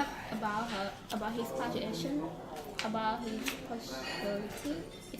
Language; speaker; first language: English; non-native, learner; Khmer